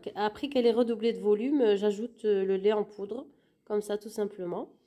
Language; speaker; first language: French; non-native, local second language; Arabic